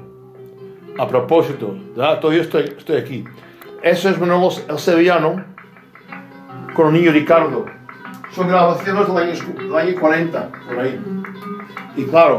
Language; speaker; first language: Spanish; non-native, fluent; English